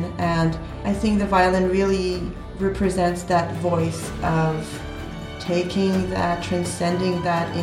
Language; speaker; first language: English; native; English